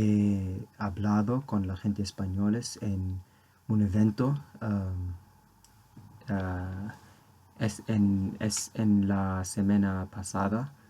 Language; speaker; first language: Spanish; non-native, learner; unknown